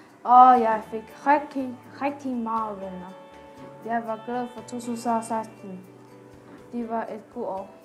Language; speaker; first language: Danish; non-native, learner; Chinese